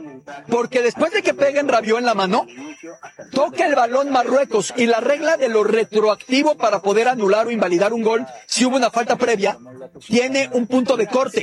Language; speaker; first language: Spanish; native; Spanish